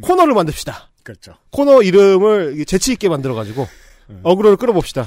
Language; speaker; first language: Korean; native; Korean